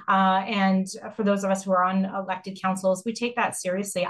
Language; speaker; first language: English; native; English